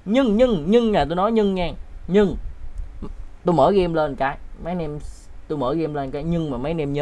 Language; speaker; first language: Vietnamese; native; Vietnamese